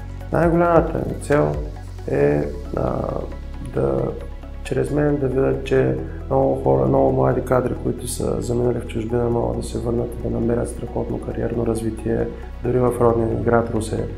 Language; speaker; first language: Bulgarian; native; Bulgarian